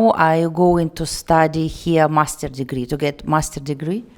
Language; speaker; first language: English; non-native, learner; Russian